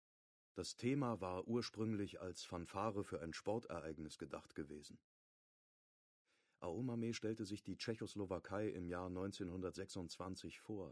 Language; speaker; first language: German; native; German